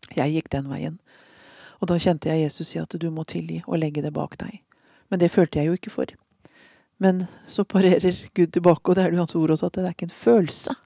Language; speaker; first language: Norwegian; native; Norwegian